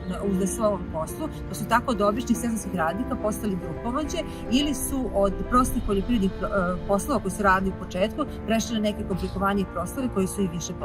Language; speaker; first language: Serbian; native; Serbian